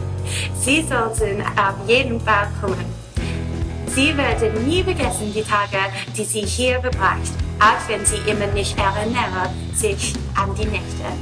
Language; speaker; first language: German; non-native, learner; English